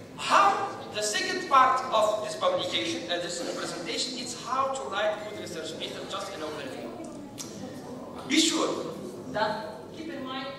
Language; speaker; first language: English; non-native, fluent; Arabic